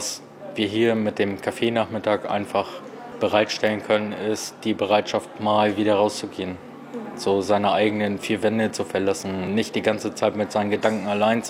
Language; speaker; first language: German; native; German